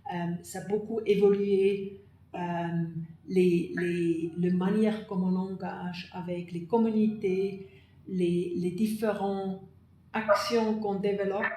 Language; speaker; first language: French; non-native, fluent; German